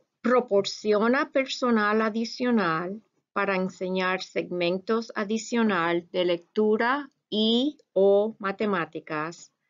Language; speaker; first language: Spanish; non-native, fluent; English